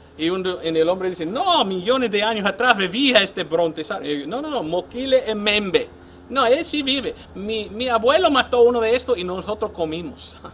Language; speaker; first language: Spanish; non-native, fluent; English